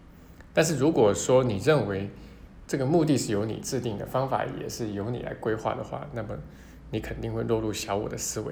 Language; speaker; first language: Chinese; native; Chinese